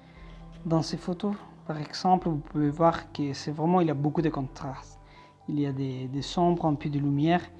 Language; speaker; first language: French; non-native, fluent; Spanish